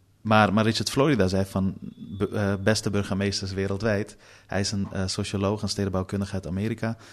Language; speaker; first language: Dutch; early bilingual, other home language; Persian